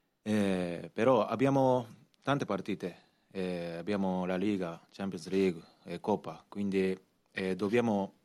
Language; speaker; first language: Italian; non-native, learner; Japanese